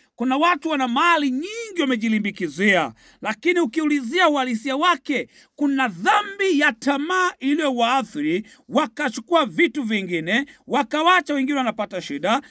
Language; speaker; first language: Swahili; native; Swahili